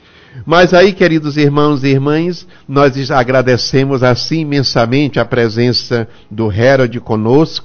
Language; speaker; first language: Portuguese; native; Portuguese